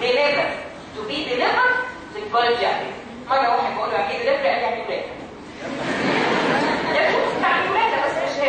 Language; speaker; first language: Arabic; native; Arabic